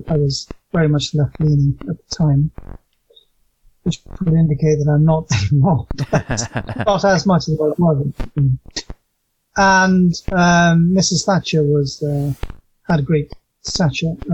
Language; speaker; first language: English; native; English